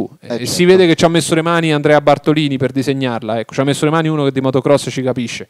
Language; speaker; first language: Italian; native; Italian